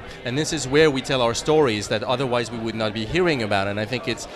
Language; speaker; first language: English; non-native, fluent; French